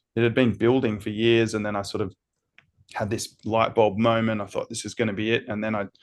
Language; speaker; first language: English; native; English